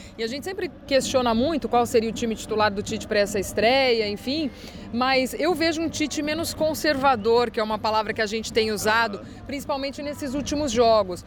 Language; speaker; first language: Portuguese; native; Portuguese